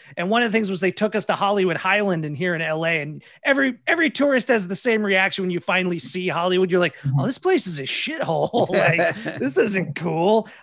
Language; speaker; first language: English; native; English